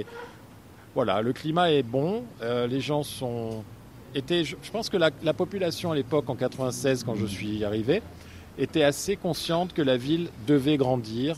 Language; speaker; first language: French; native; French